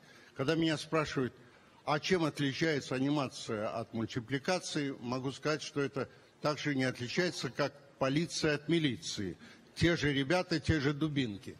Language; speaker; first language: Russian; native; Russian